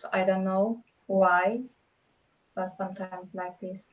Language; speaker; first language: English; non-native, learner; Turkish